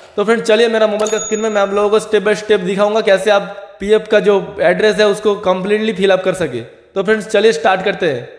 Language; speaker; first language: Hindi; non-native, local second language; Bangla